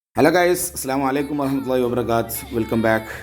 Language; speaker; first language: Hindi; non-native, local second language; Malayalam